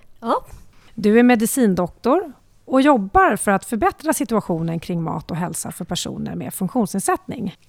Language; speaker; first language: Swedish; native; Swedish